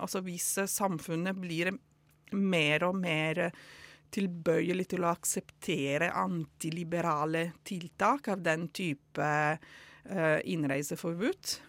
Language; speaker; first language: Norwegian; non-native, fluent; Italian